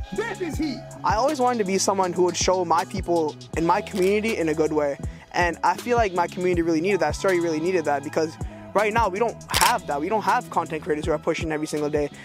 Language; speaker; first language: English; native; English